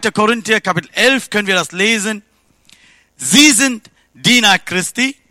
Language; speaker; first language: German; non-native, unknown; Tamil